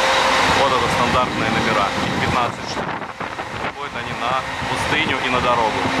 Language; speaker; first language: Russian; native; Russian